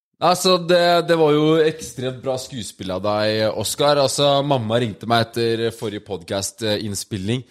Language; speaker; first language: Norwegian; native; Norwegian